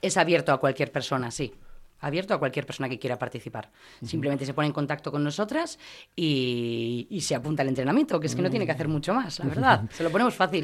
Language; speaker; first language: Spanish; native; Spanish